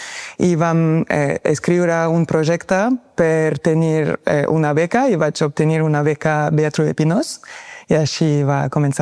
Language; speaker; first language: Catalan; non-native, fluent; French